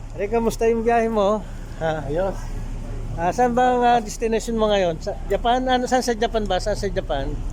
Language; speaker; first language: Filipino; native; Filipino